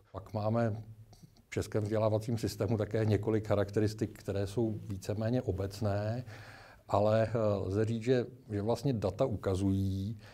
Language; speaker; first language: Czech; native; Czech